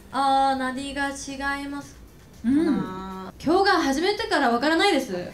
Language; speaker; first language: Japanese; non-native, learner; Korean